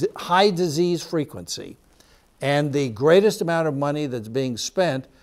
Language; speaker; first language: English; native; English